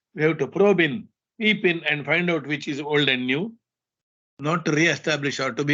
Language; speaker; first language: English; non-native, local second language; Kannada